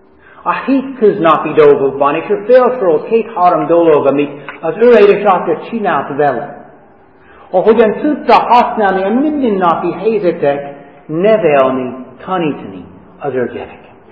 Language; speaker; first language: Hungarian; non-native, fluent; English